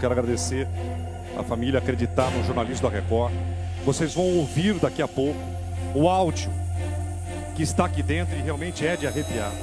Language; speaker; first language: Portuguese; native; Portuguese